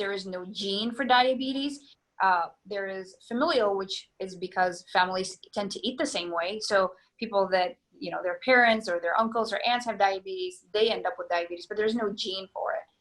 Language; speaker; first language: English; non-native, fluent; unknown